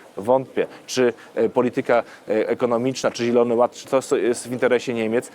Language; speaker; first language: Polish; early bilingual, heritage; Polish